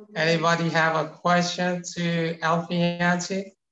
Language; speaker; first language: English; non-native, fluent; Indonesian